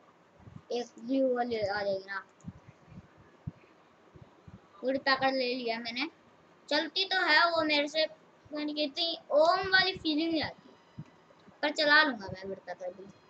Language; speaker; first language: Hindi; native; Hindi